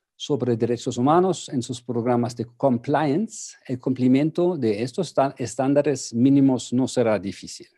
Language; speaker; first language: Spanish; non-native, fluent; German